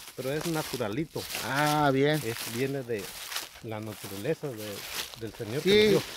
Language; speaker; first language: Spanish; native; Spanish